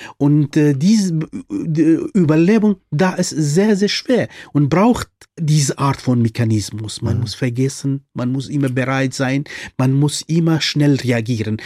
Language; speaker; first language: German; non-native, fluent; Central Kurdish